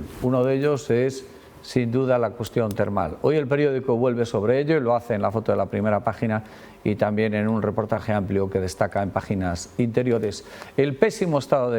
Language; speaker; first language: Spanish; native; Spanish